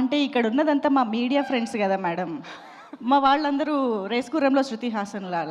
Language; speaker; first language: Telugu; native; Telugu